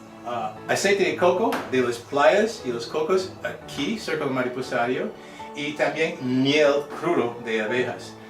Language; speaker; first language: Spanish; non-native, fluent; English